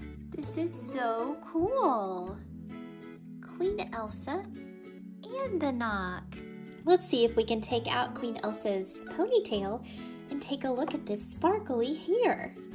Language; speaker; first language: English; native; English